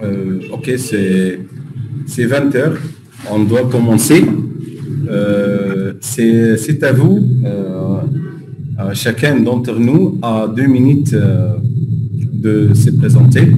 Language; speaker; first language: French; non-native, fluent; Arabic